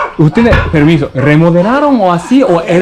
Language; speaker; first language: Spanish; non-native, learner; Japanese